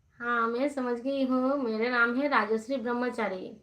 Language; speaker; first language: Hindi; non-native, local second language; Bangla